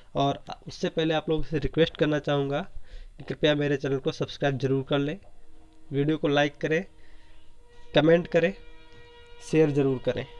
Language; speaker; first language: Hindi; native; Hindi